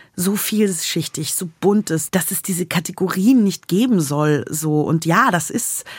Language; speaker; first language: German; native; German